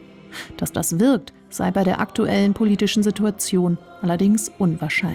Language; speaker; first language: German; native; German